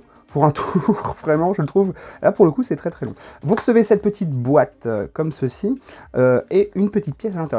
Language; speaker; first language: French; native; French